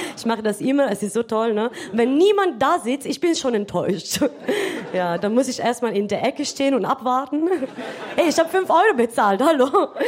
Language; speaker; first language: German; non-native, fluent; Italian